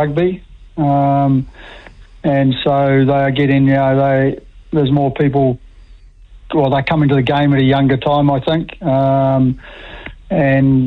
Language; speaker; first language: English; native; English